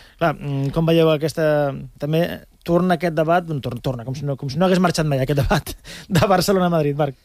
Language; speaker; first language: Catalan; native; Catalan